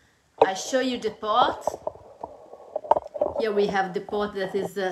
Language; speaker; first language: English; non-native, fluent; Italian